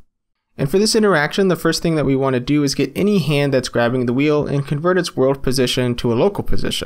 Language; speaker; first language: English; native; English